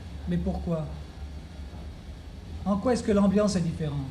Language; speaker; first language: French; native; French